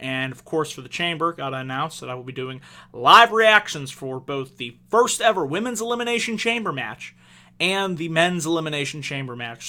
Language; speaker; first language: English; native; English